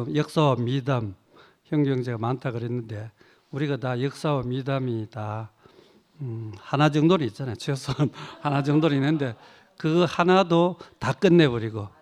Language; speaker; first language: Korean; native; Korean